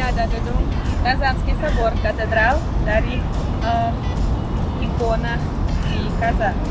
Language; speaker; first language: Indonesian; non-native, fluent; Russian